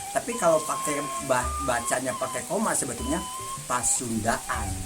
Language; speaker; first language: Indonesian; non-native, local second language; Sundanese